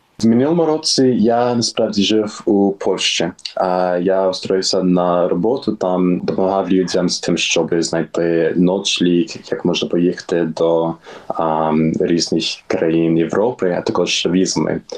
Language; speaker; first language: Ukrainian; non-native, learner; English